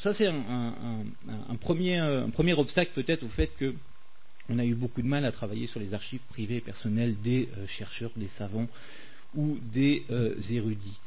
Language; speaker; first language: French; native; French